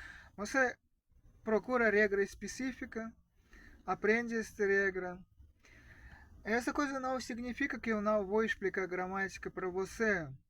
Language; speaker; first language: Portuguese; non-native, fluent; Russian